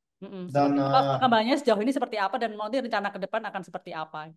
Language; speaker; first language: Indonesian; native; Indonesian